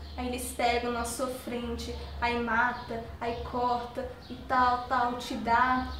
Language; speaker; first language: Portuguese; early bilingual, heritage; Portuguese